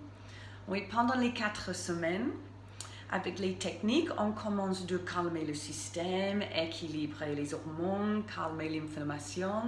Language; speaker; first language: French; non-native, fluent; English